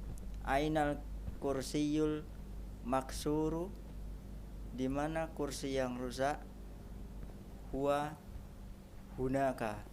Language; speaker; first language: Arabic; non-native, learner; Indonesian